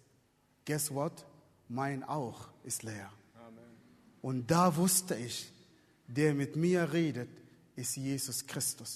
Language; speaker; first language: German; non-native, fluent; Arabic